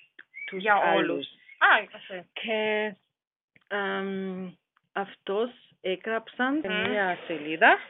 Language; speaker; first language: Greek; non-native, learner; German